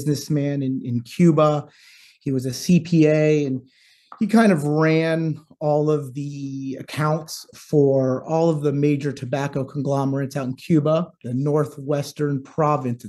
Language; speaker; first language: English; native; English